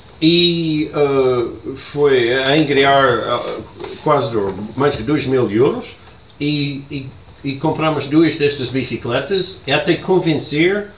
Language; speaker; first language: Portuguese; non-native, learner; English